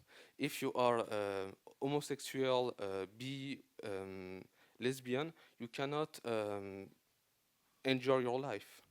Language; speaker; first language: English; non-native, learner; Persian